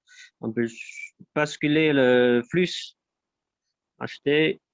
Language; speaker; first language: French; non-native, fluent; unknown